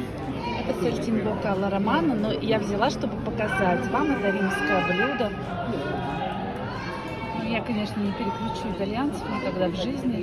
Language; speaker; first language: Russian; native; Russian